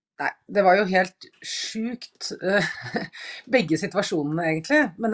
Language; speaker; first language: Swedish; native; Swedish